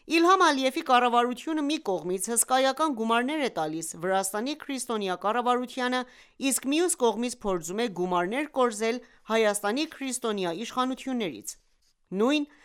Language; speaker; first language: Armenian; early bilingual, heritage; Armenian